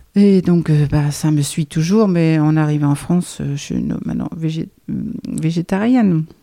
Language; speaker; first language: French; non-native, fluent; Danish